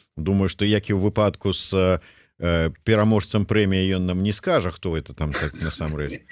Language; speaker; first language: Belarusian; native; Belarusian